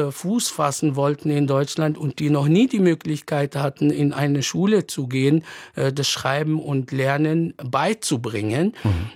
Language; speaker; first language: German; non-native, fluent; Arabic